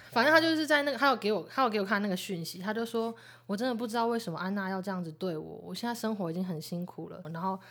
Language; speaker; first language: Chinese; native; Chinese